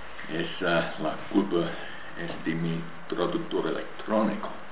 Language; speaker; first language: Spanish; non-native, learner; English